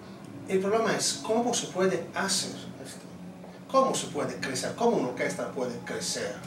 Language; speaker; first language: Spanish; non-native, fluent; Italian